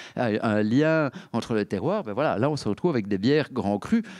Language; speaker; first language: French; native; French